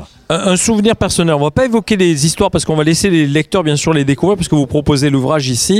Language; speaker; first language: French; native; French